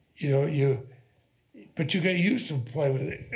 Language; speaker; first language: English; native; English